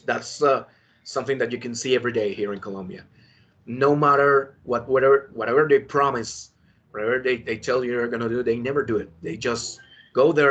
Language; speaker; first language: English; non-native, fluent; Spanish